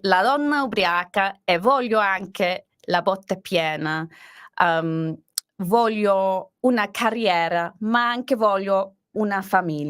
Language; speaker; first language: Italian; non-native, learner; English